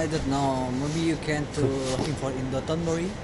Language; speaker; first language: English; non-native, learner; Japanese